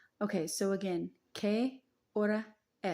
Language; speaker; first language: Spanish; non-native, learner; English